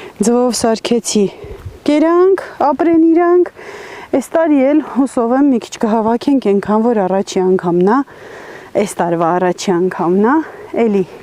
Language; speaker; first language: Armenian; native; Armenian